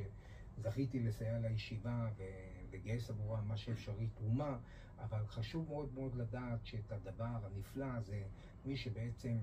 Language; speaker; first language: Hebrew; native; Hebrew